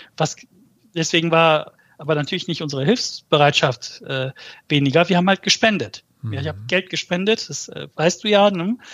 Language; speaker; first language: German; early bilingual, other home language; Turkish